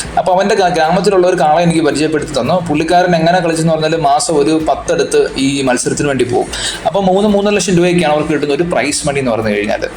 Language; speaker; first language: Malayalam; native; Malayalam